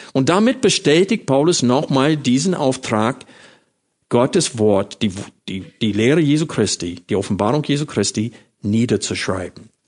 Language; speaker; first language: German; non-native, fluent; English